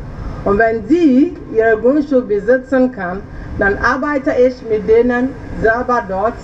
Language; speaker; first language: German; non-native, learner; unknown